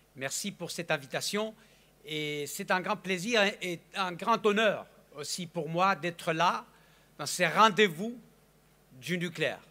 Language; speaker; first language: French; non-native, fluent; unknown